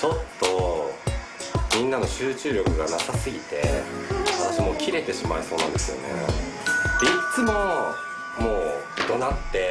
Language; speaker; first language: Japanese; native; Japanese